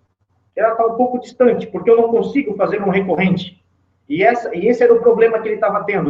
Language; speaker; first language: Portuguese; native; Portuguese